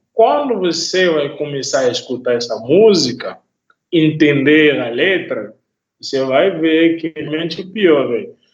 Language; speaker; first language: Portuguese; non-native, fluent; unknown